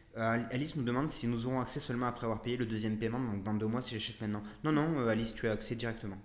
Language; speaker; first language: French; native; French